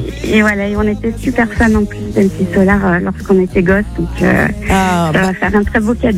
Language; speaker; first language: French; native; French